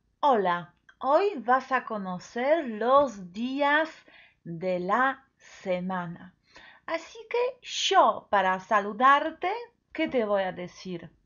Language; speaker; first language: Spanish; non-native, fluent; Polish